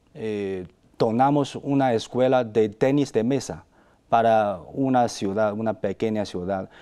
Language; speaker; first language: Spanish; non-native, fluent; Chinese